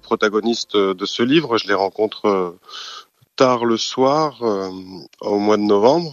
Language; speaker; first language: French; native; French